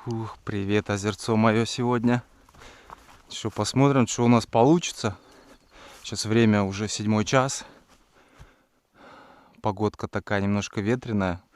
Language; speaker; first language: Russian; native; Russian